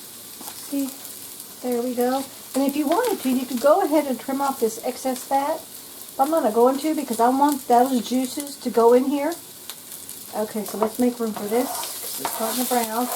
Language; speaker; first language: English; native; English